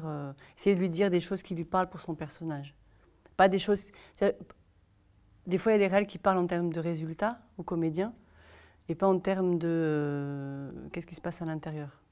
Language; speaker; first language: French; native; French